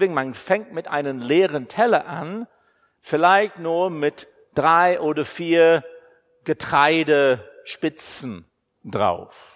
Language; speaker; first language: German; non-native, fluent; English